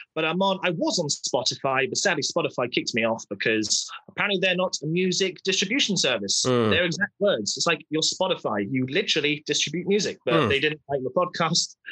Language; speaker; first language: English; native; English